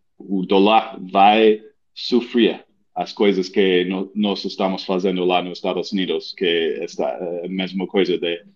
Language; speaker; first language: Portuguese; non-native, learner; English